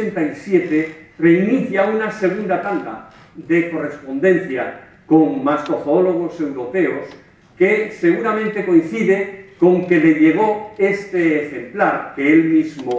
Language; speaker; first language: Spanish; native; Spanish